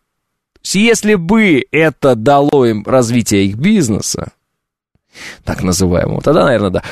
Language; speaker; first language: Russian; native; Russian